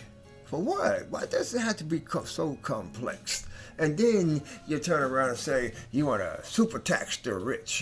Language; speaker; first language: English; native; English